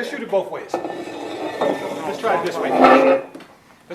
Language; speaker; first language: English; native; English